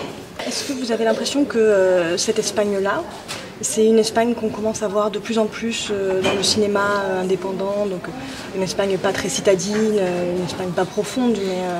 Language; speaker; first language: French; native; French